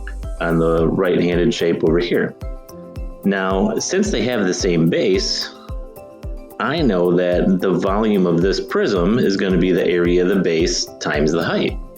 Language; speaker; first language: English; native; English